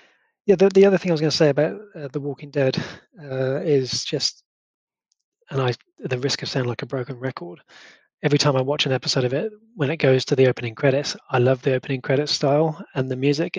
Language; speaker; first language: English; native; English